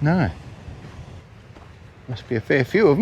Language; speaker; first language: English; native; English